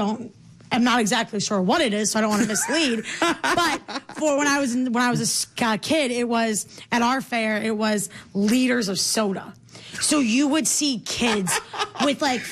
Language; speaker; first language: English; native; English